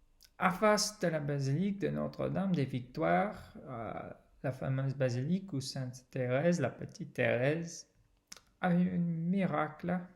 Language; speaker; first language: French; non-native, fluent; English